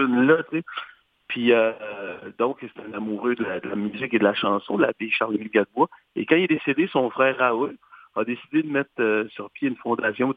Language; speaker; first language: French; native; French